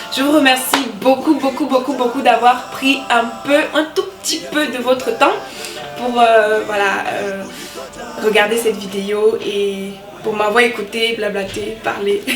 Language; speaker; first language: French; native; French